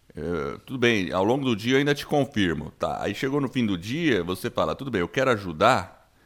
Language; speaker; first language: Portuguese; non-native, fluent; English